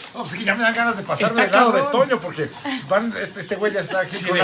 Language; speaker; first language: Spanish; native; Spanish